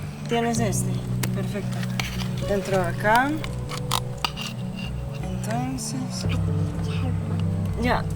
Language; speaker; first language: Spanish; non-native, learner; English